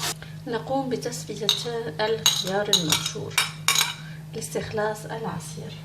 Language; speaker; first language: Arabic; native; Arabic